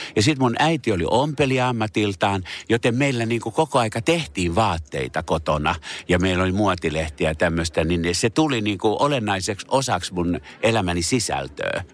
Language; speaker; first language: Finnish; native; Finnish